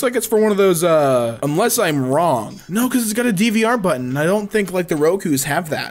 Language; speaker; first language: English; native; English